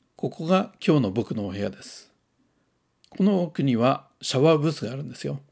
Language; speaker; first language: Japanese; native; Japanese